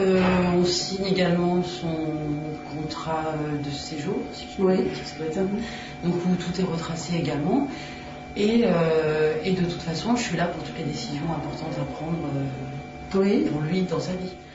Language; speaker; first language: French; native; French